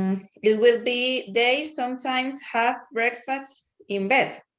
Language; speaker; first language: English; non-native, learner; Spanish